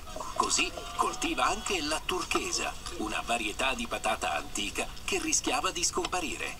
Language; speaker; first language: Italian; native; Italian